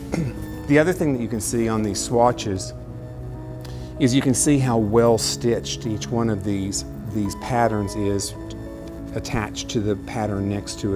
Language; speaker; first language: English; native; English